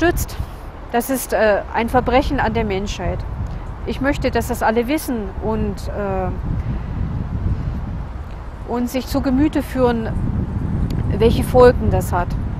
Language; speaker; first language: German; non-native, fluent; Russian